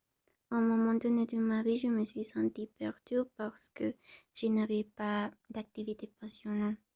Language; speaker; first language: French; non-native, learner; Spanish